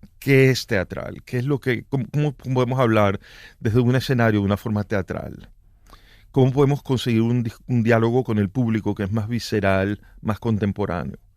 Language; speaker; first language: Spanish; native; Spanish